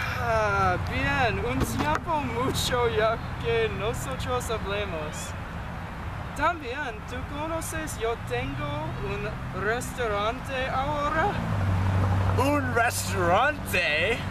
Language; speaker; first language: Spanish; non-native, learner; English